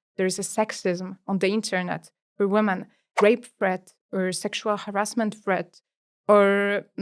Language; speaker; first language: English; non-native, fluent; Polish